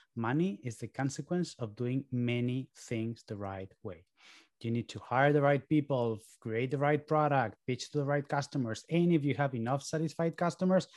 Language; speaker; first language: English; early bilingual, other home language; Spanish